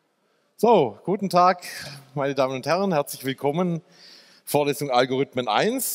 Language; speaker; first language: German; native; German